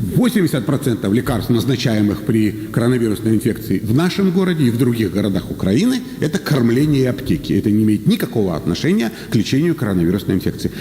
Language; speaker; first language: Russian; native; Russian